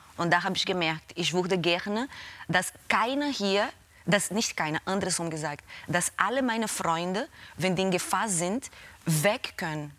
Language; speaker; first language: German; non-native, fluent; Portuguese